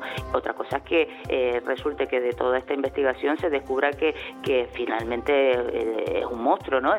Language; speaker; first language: Spanish; native; Spanish